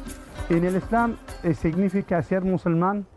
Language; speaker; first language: Spanish; non-native, fluent; Arabic